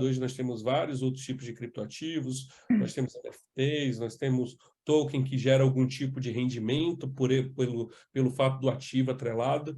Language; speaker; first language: Portuguese; native; Portuguese